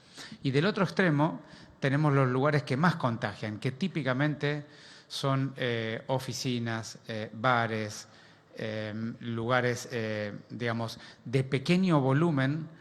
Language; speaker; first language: Spanish; native; Spanish